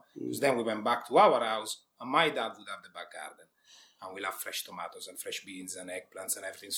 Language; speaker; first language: English; non-native, fluent; Italian